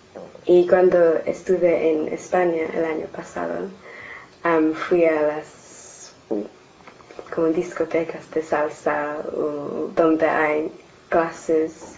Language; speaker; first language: Spanish; non-native, learner; English